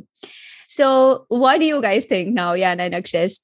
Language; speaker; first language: English; non-native, local second language; Hindi